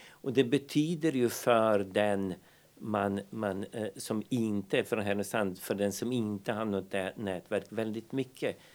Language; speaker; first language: Swedish; non-native, fluent; Bosnian